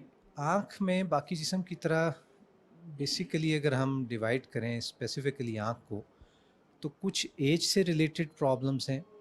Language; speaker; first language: Urdu; native; Urdu